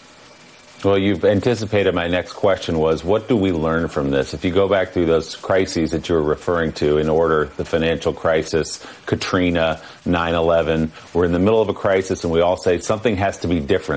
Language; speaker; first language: English; native; English